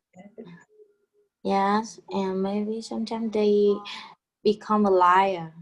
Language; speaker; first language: English; non-native, learner; Vietnamese